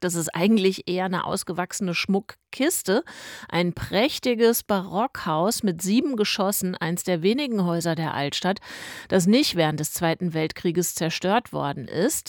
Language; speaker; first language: German; native; German